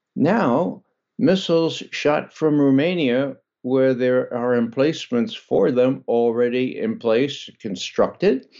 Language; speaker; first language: English; native; English